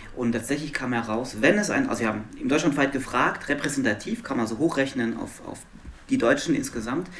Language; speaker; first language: German; non-native, local second language; Luxembourgish